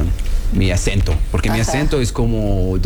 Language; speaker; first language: Spanish; non-native, learner; Arabic